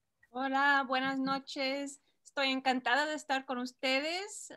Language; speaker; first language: Spanish; early bilingual, heritage; Spanish